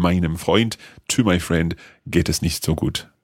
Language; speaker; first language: German; non-native, learner; English